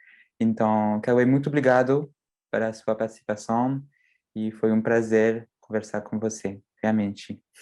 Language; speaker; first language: Portuguese; non-native, fluent; French